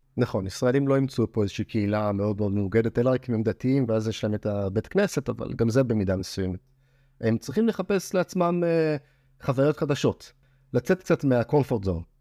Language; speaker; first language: Hebrew; native; Hebrew